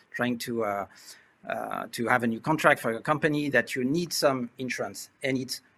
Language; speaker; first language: English; non-native, fluent; French